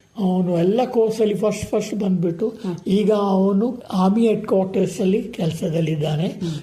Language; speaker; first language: Kannada; non-native, local second language; Kodava